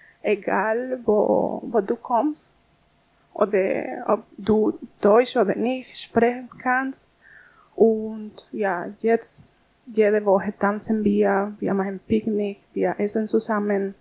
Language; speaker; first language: German; non-native, learner; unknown